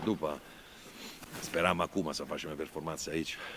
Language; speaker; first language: Romanian; non-native, learner; Italian